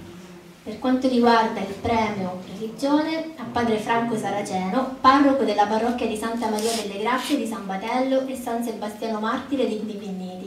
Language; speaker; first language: Italian; native; Italian